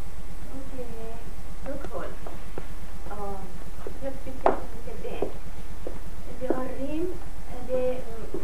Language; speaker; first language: Swedish; non-native, fluent; Persian